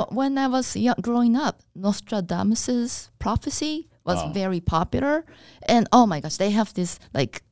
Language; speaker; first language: English; non-native, fluent; Japanese